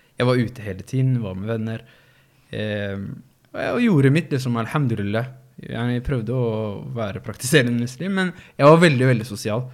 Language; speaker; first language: Norwegian; early bilingual, other home language; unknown